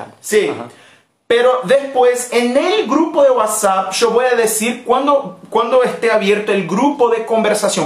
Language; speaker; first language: Spanish; non-native, fluent; Portuguese